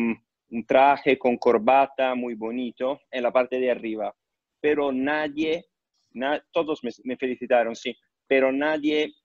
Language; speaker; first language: Spanish; non-native, fluent; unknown